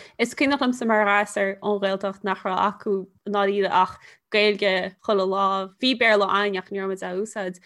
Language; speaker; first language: Irish; non-native, local second language; English